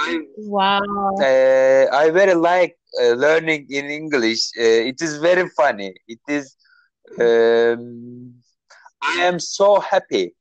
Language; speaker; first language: English; non-native, learner; Turkish